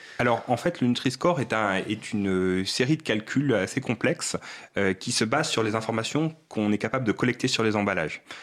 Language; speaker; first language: French; native; French